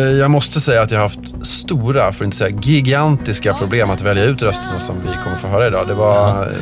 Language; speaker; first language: Swedish; native; Swedish